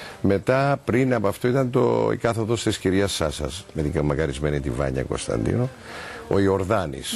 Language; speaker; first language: Greek; early bilingual, heritage; Greek